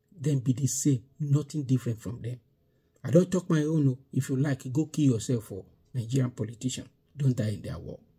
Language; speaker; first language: Nigerian Pidgin; non-native, local second language; Yoruba